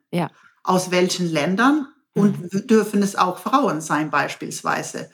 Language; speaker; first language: German; non-native, fluent; Swedish